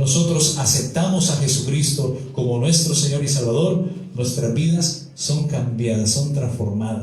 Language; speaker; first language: Spanish; native; Spanish